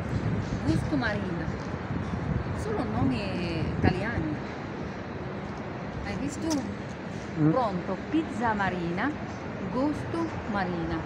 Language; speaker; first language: Italian; non-native, learner; Arabic